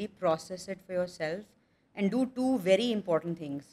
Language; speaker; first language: English; non-native, local second language; Hindi